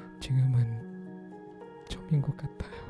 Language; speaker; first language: Korean; non-native, learner; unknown